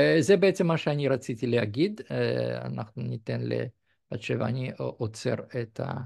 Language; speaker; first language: Hebrew; non-native, fluent; Russian